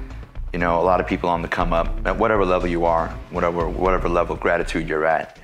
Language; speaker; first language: English; native; English